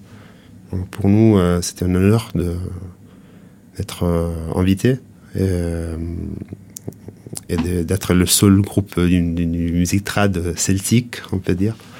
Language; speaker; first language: French; non-native, fluent; Italian